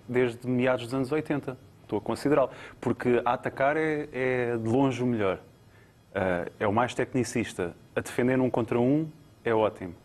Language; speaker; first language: Portuguese; native; Portuguese